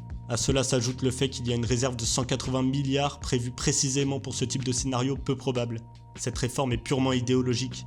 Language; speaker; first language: French; native; French